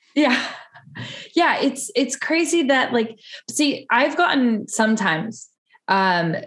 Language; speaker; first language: English; early bilingual, other home language; Italian